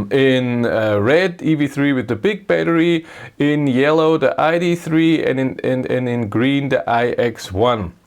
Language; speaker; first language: English; non-native, fluent; German